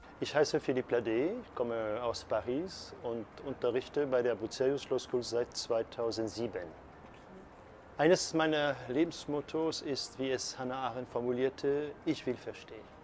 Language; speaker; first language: German; non-native, fluent; French